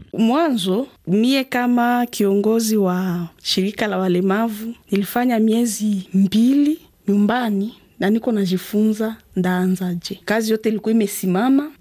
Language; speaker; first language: Swahili; native; Swahili